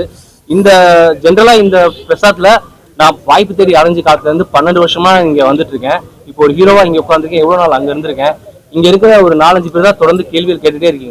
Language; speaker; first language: Tamil; native; Tamil